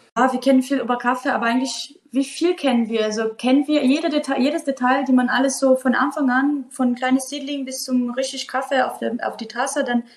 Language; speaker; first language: German; non-native, fluent; Portuguese